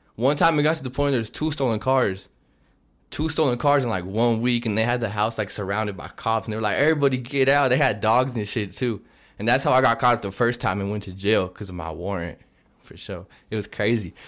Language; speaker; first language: English; native; English